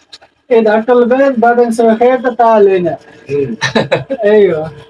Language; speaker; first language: Arabic; non-native, learner; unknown